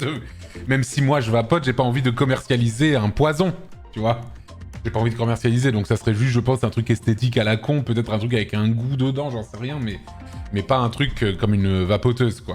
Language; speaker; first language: French; native; French